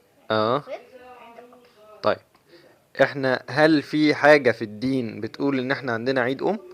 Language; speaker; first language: Arabic; native; Arabic